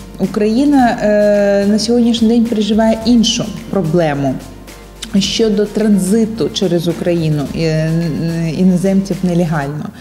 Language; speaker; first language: Ukrainian; native; Ukrainian